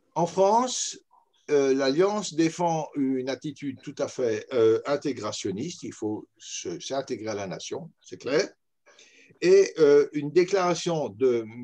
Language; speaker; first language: French; native; French